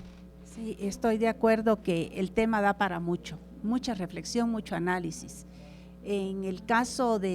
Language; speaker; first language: Spanish; native; Spanish